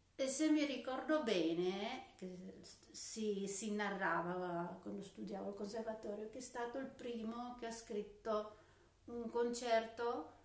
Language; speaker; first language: Italian; non-native, fluent; Czech